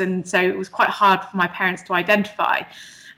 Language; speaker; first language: English; native; English